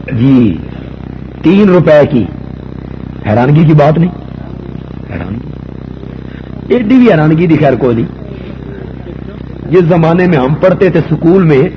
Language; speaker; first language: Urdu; non-native, local second language; Punjabi